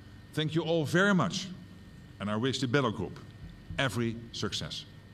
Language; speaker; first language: English; non-native, fluent; Dutch